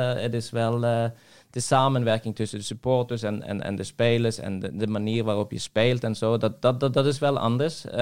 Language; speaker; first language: Dutch; non-native, fluent; Norwegian